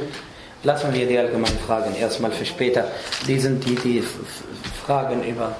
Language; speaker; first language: German; non-native, fluent; Arabic